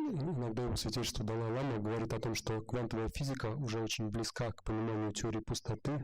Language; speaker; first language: Russian; native; Russian